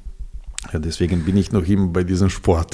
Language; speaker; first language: German; non-native, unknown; Serbian